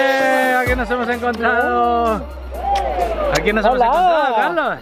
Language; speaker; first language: Spanish; native; Spanish